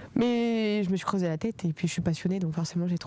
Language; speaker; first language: French; native; French